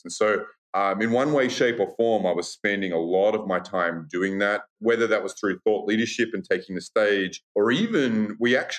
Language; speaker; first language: English; native; English